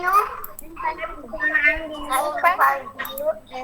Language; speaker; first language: English; non-native, learner; Bangla